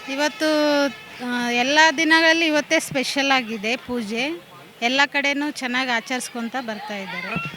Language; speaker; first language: Kannada; native; Kannada